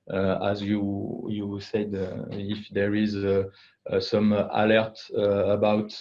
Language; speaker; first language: English; non-native, fluent; French